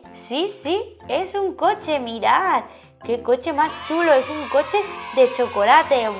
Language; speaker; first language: Spanish; native; Spanish